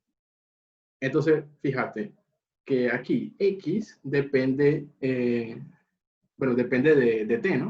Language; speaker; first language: Spanish; native; Spanish